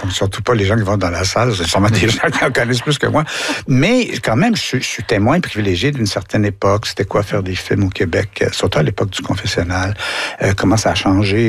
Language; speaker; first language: French; native; French